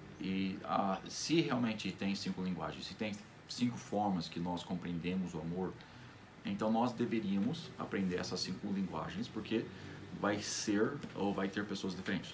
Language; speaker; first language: Portuguese; non-native, fluent; English